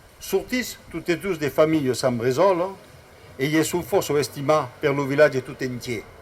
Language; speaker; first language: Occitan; native; Occitan